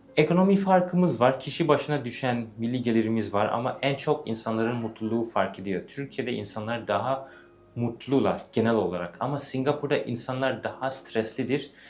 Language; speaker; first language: Turkish; early bilingual, heritage; English